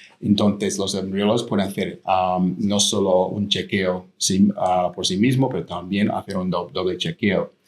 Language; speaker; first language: Spanish; non-native, fluent; English